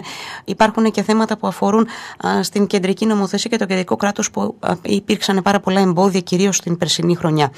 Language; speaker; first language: Greek; native; Greek